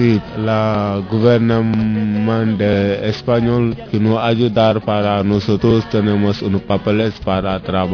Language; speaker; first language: Spanish; non-native, learner; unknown